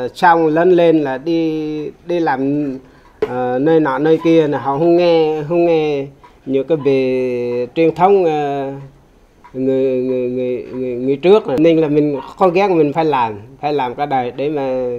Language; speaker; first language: Vietnamese; non-native, local second language; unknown